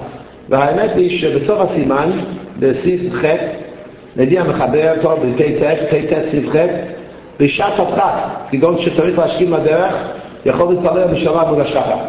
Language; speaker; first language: Hebrew; non-native, fluent; English